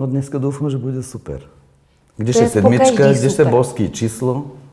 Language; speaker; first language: Czech; non-native, fluent; Bulgarian